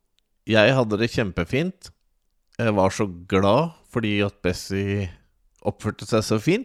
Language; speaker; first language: Norwegian; native; Norwegian